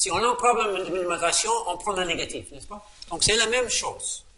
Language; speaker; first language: French; non-native, fluent; English